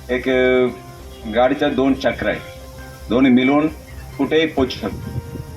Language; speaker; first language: Marathi; non-native, local second language; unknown